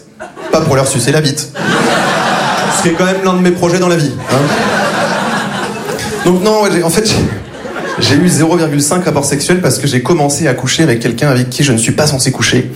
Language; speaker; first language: French; native; French